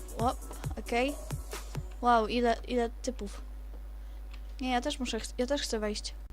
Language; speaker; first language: Polish; native; Polish